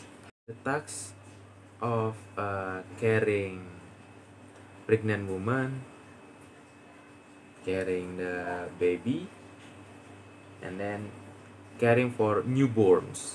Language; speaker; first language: English; non-native, learner; Indonesian